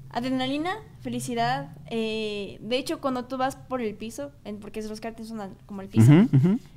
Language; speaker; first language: Spanish; native; Spanish